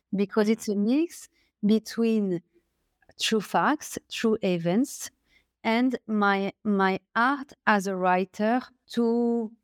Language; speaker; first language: English; non-native, fluent; French